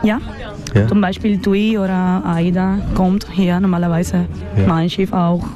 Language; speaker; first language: German; non-native, learner; Spanish